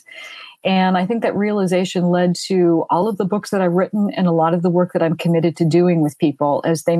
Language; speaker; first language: English; native; English